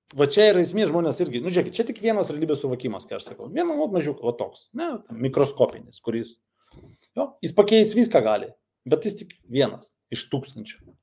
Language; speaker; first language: Lithuanian; non-native, local second language; Russian